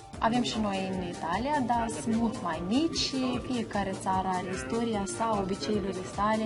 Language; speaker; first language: Romanian; non-native, fluent; Italian